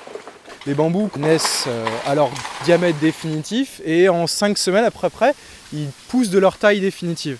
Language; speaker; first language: French; native; French